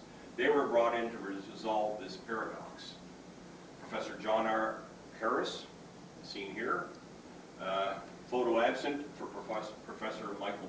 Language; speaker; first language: English; native; English